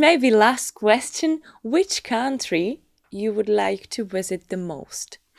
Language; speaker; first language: English; non-native, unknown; Czech